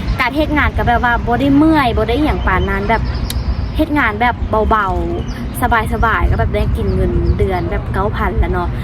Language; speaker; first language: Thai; non-native, learner; Lao